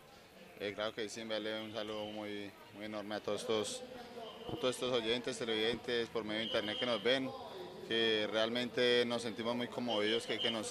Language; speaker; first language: Spanish; native; Spanish